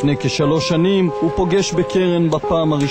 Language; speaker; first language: Hebrew; native; Hebrew